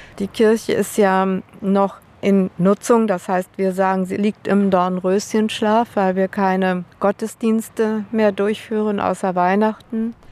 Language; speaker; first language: German; native; German